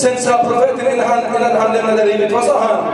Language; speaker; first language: Swedish; early bilingual, other home language; Arabic